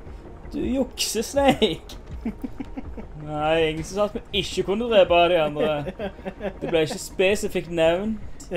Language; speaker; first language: Norwegian; native; Norwegian